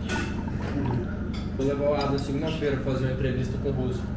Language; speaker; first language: Portuguese; native; Portuguese